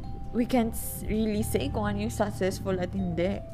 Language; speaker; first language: English; non-native, local second language; Filipino